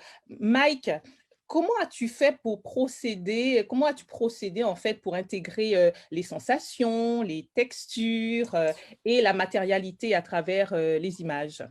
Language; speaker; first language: French; native; French